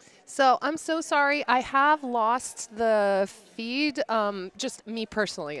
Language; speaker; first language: English; native; English